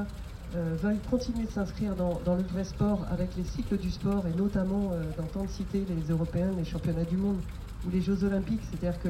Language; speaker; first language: French; native; French